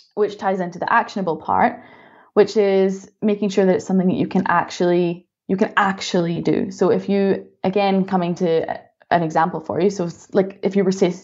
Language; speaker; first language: English; native; English